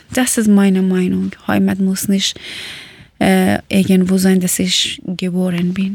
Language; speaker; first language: German; non-native, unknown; Persian